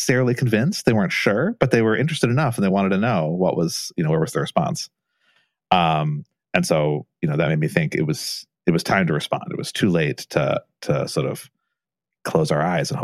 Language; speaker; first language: English; native; English